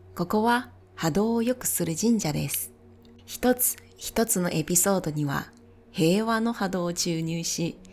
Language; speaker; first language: Japanese; non-native, fluent; Chinese